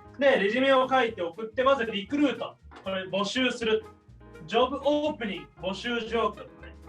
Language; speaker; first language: Japanese; native; Japanese